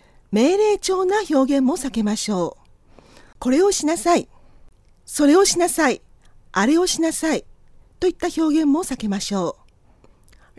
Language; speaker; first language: Japanese; native; Japanese